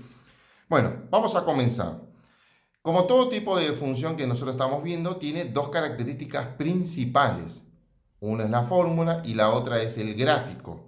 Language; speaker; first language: Spanish; native; Spanish